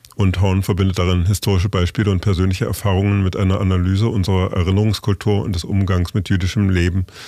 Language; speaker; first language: German; native; German